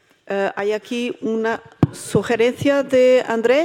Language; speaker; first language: Spanish; non-native, learner; Portuguese